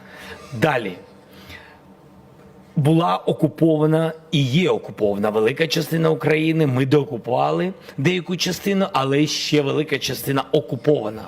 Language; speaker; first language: Ukrainian; non-native, local second language; Russian